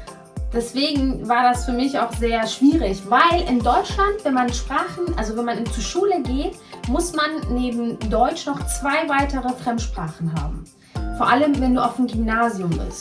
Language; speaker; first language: German; non-native, fluent; Persian